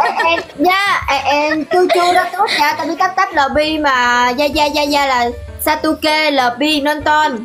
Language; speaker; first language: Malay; non-native, learner; Vietnamese